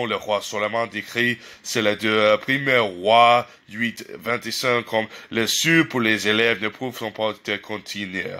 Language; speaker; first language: French; non-native, learner; English